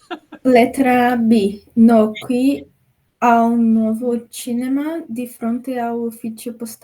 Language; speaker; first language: Italian; non-native, learner; Portuguese